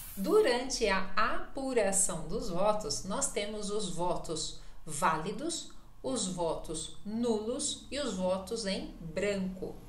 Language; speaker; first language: Portuguese; native; Portuguese